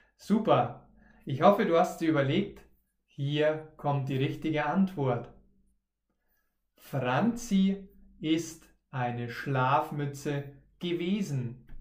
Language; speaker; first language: German; native; German